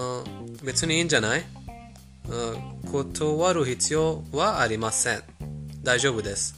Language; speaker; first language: Japanese; non-native, fluent; Persian